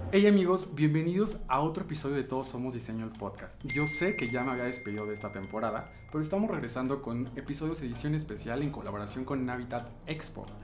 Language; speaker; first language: Spanish; native; Spanish